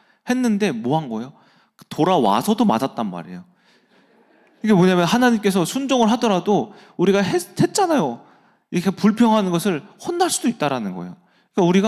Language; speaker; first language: Korean; native; Korean